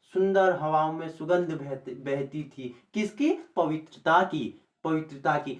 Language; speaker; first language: Hindi; native; Hindi